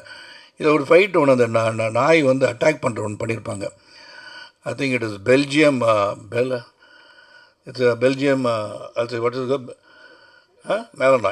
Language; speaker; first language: Tamil; native; Tamil